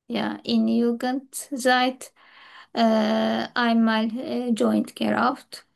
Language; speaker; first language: German; non-native, learner; Turkish